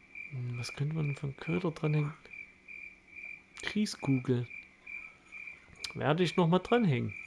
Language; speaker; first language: German; native; German